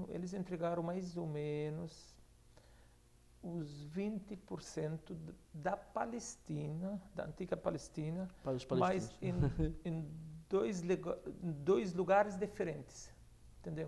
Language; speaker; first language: Portuguese; non-native, fluent; Arabic